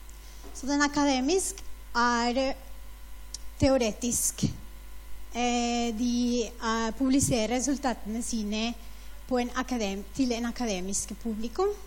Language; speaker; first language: Norwegian; non-native, fluent; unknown